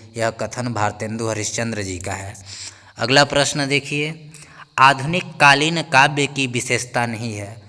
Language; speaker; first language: Hindi; native; Hindi